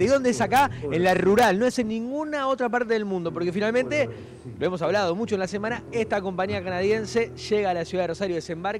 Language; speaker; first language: Spanish; native; Spanish